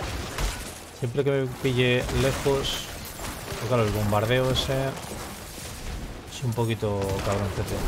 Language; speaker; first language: Spanish; native; Spanish